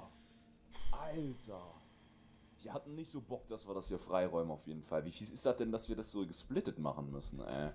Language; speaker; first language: German; native; German